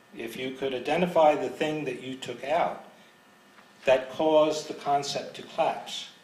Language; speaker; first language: English; native; English